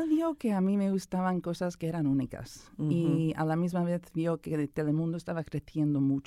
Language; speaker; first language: Spanish; early bilingual, heritage; Spanish